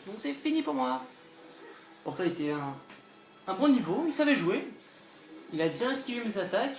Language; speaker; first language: French; native; French